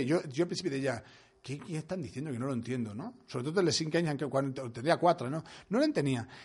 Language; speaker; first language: Spanish; non-native, local second language; Catalan